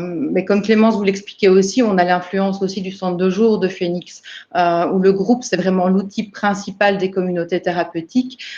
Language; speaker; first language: French; native; French